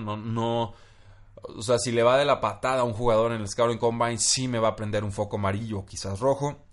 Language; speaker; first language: Spanish; native; Spanish